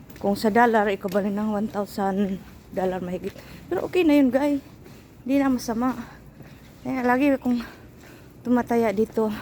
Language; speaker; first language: Filipino; non-native, local second language; Bikol